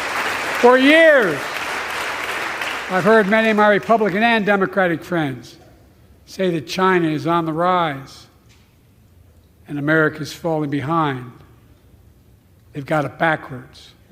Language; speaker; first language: English; native; English